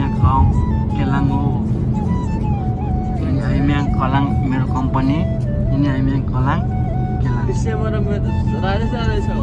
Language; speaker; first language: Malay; non-native, learner; Nepali